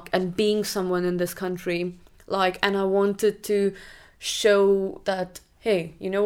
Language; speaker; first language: English; non-native, local second language; Marathi